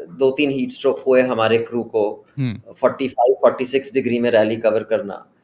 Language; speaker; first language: Hindi; native; Hindi